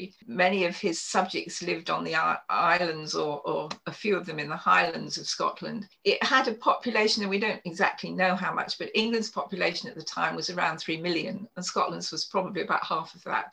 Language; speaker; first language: English; native; English